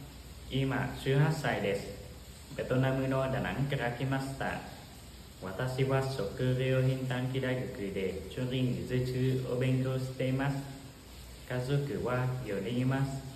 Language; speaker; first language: Japanese; non-native, learner; Vietnamese